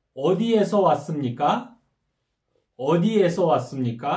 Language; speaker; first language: Korean; non-native, fluent; Kyrgyz